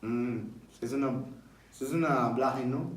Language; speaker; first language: French; non-native, learner; Spanish